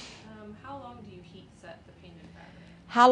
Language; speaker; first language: English; native; English